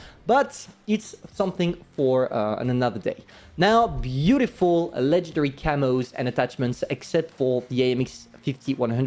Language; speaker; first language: English; non-native, fluent; French